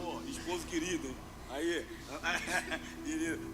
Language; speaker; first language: Portuguese; native; Portuguese